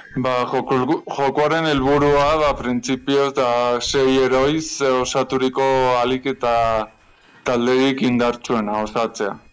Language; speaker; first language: Basque; native; Basque